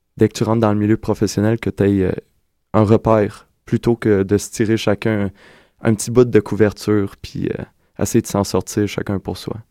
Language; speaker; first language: French; native; French